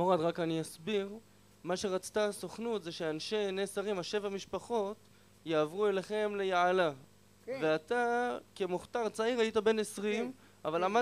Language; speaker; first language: Hebrew; native; Hebrew